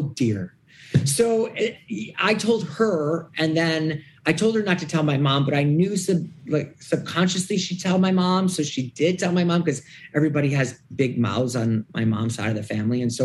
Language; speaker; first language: English; native; English